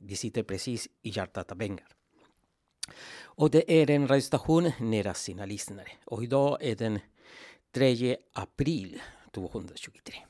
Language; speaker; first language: Swedish; non-native, fluent; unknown